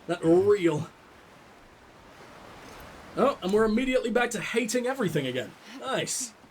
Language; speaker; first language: English; native; English